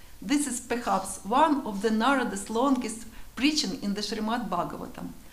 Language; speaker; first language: English; non-native, learner; Russian